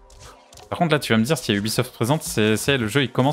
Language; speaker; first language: French; native; French